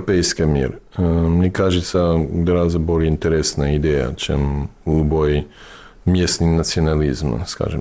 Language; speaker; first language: Russian; non-native, fluent; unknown